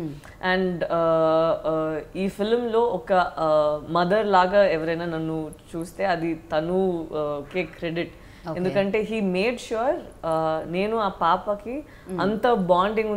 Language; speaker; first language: Telugu; non-native, learner; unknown